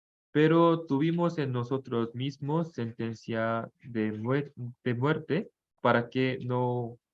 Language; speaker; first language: Spanish; non-native, fluent; Korean